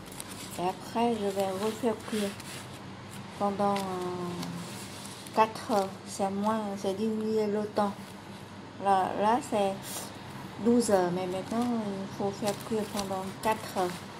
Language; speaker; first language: French; non-native, learner; Vietnamese